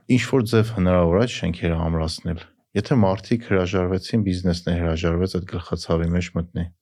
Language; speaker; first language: Armenian; native; Armenian